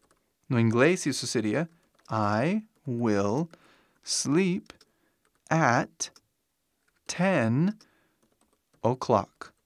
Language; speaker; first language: Portuguese; non-native, fluent; English